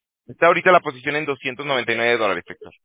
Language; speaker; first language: Spanish; native; Spanish